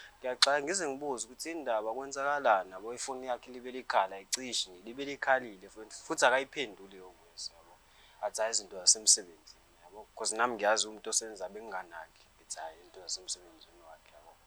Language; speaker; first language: Zulu; native; Zulu